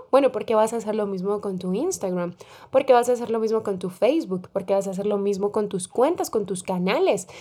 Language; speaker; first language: Spanish; native; Spanish